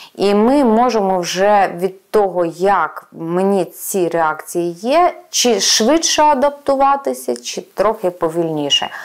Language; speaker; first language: Ukrainian; non-native, local second language; Russian